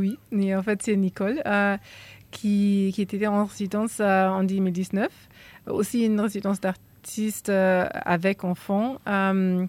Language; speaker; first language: French; non-native, fluent; German